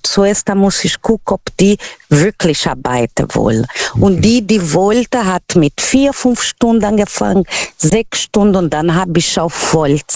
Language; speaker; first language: German; non-native, local second language; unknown